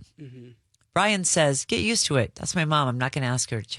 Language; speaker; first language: English; native; English